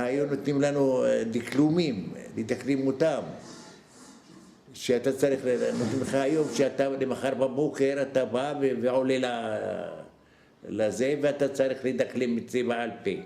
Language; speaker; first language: Hebrew; non-native, fluent; Arabic